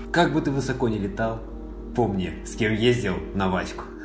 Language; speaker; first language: Russian; native; Russian